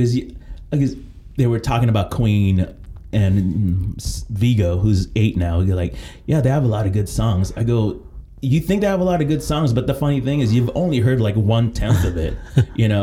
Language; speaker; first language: English; early bilingual, other home language; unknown